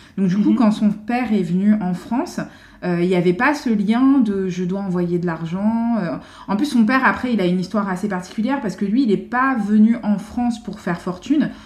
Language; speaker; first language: French; native; French